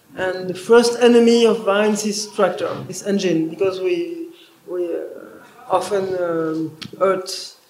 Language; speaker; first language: English; non-native, learner; French